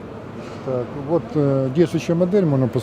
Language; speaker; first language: Russian; native; Russian